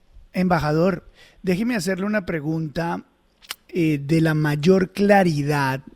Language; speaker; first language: Spanish; native; Spanish